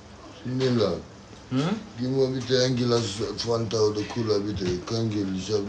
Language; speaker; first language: German; non-native, learner; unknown